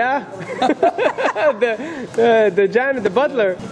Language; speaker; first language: English; native; English